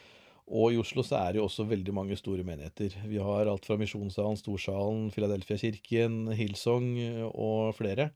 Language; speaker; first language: Norwegian; native; Norwegian